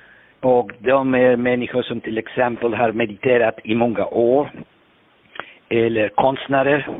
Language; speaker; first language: Swedish; non-native, fluent; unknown